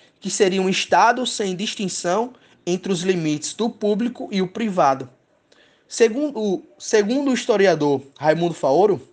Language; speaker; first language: Portuguese; native; Portuguese